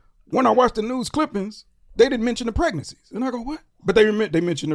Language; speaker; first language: English; native; English